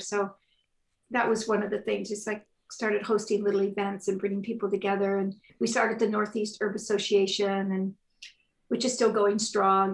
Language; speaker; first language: English; native; English